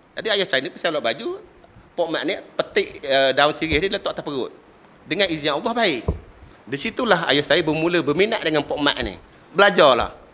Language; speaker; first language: Malay; native; Malay